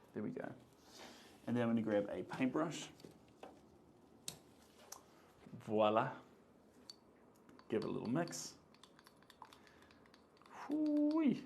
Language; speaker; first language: English; native; English